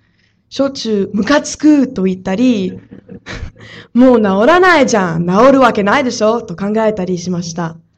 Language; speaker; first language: Japanese; non-native, fluent; English